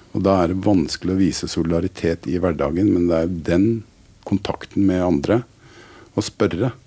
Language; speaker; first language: Norwegian; native; Norwegian